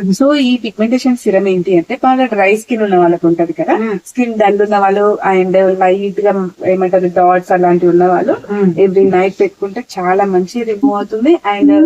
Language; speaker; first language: Telugu; native; Telugu